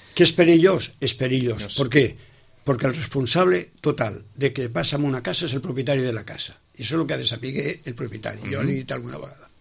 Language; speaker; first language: Catalan; non-native, local second language; Spanish